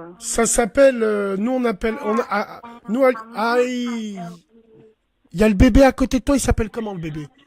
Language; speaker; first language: French; early bilingual, other home language; Arabic